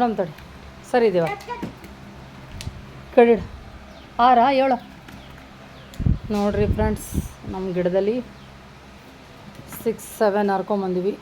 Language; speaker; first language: Kannada; native; Kannada